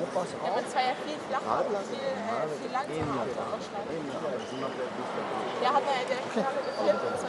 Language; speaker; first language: German; native; German